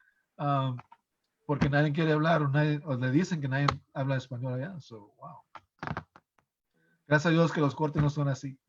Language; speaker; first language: Spanish; non-native, fluent; English